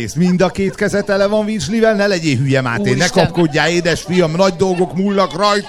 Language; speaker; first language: Hungarian; native; Hungarian